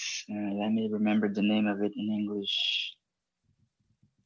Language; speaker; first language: English; non-native, fluent; Portuguese